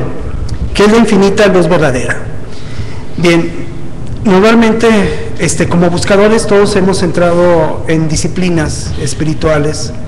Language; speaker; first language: Spanish; native; Spanish